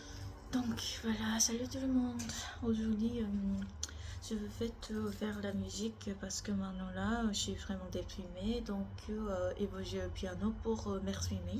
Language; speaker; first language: French; non-native, learner; Korean